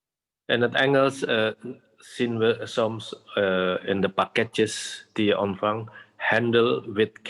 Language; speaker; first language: Dutch; non-native, fluent; Indonesian